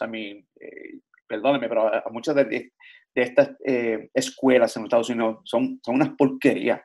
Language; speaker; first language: Spanish; early bilingual, other home language; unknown